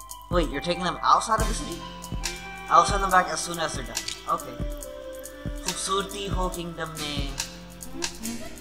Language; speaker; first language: English; non-native, local second language; Urdu